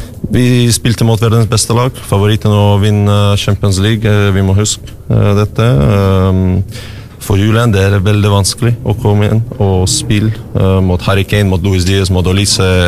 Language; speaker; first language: Norwegian; non-native, learner; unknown